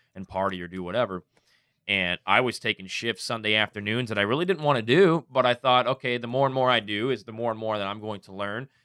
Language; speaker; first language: English; native; English